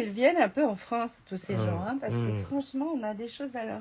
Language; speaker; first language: French; native; French